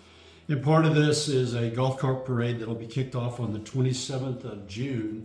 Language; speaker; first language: English; native; English